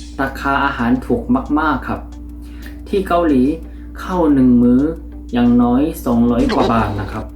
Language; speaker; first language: Thai; non-native, fluent; Korean